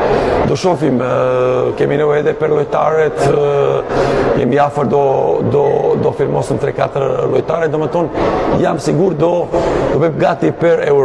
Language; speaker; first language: Albanian; non-native, learner; Serbian